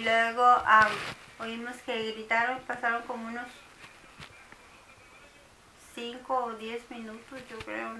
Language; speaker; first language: Spanish; native; Spanish